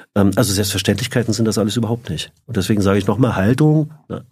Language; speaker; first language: German; native; German